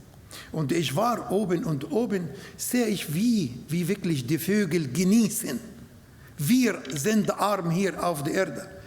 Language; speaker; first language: German; non-native, learner; Arabic